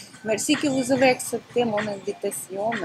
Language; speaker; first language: French; non-native, fluent; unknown